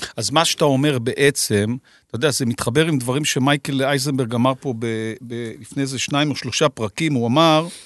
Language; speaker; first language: Hebrew; native; Hebrew